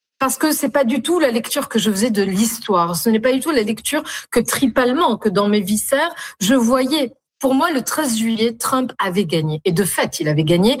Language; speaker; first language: French; non-native, local second language; Arabic